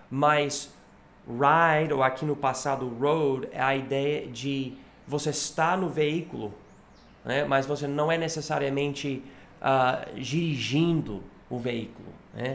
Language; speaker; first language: Portuguese; non-native, fluent; English